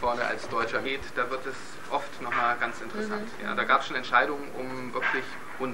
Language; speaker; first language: German; native; German